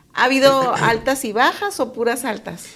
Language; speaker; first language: Spanish; native; Spanish